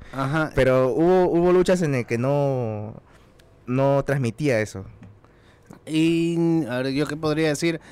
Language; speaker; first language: Spanish; native; Spanish